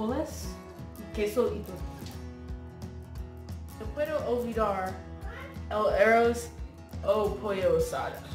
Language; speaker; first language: Spanish; non-native, learner; English